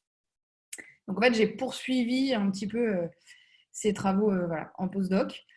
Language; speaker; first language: French; native; French